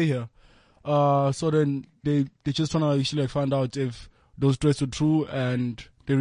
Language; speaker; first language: English; non-native, local second language; Zulu